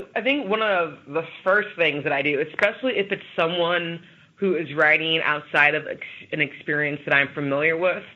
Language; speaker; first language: English; native; English